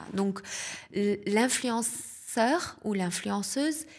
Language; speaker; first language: French; non-native, local second language; Arabic